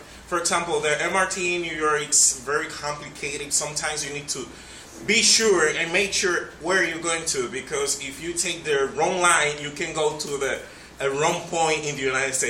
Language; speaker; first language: English; non-native, fluent; Spanish